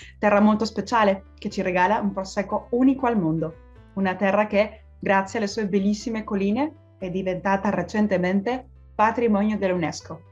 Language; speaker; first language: Italian; non-native, fluent; Spanish